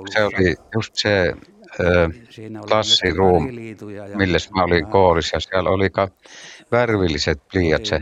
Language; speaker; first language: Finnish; non-native, learner; Estonian